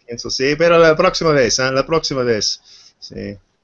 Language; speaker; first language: Spanish; non-native, fluent; English